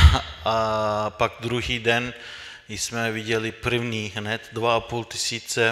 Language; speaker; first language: Czech; non-native, fluent; Turkish